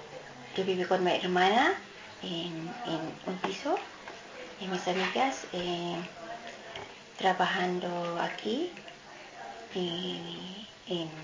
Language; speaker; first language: Spanish; non-native, learner; Filipino